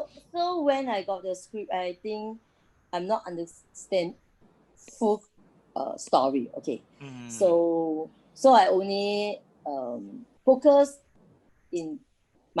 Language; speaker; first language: English; non-native, learner; Chinese